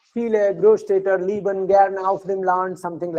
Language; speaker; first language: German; non-native, fluent; Hindi